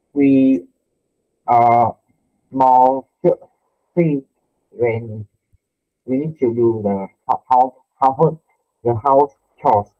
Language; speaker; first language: English; non-native, learner; Vietnamese